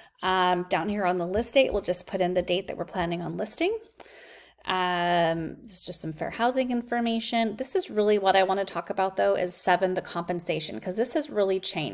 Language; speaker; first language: English; native; English